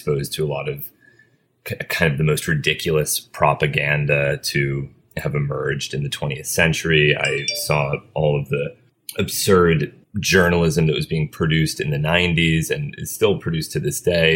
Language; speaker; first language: English; native; English